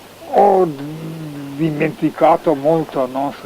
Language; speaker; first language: Italian; non-native, learner; Slovenian